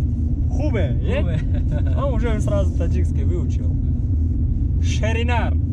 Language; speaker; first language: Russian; non-native, fluent; Tajik